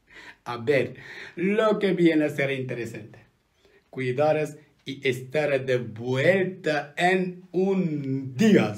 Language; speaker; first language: Spanish; non-native, learner; Turkish